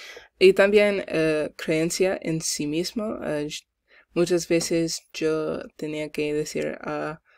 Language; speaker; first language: Spanish; non-native, learner; English